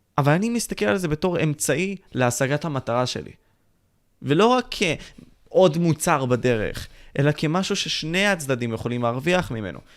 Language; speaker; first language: Hebrew; native; Hebrew